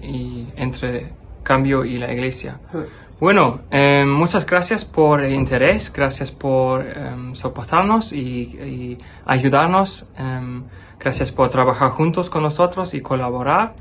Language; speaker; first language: Spanish; non-native, fluent; German